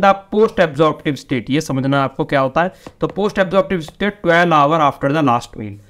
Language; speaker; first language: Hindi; native; Hindi